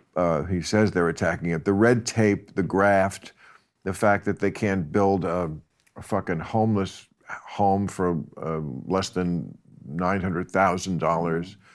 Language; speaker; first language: English; native; English